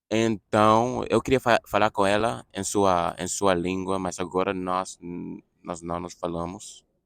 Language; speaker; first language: Portuguese; non-native, fluent; English